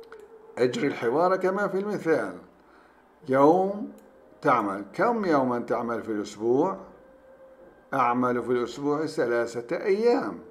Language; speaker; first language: Arabic; non-native, fluent; Turkish